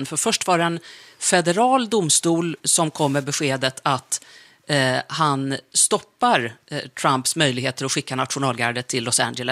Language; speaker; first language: Swedish; native; Swedish